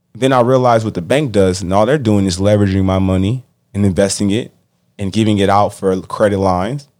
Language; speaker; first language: English; native; English